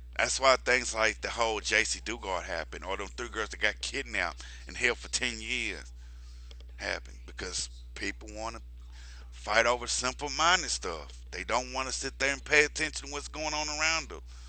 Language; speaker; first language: English; native; English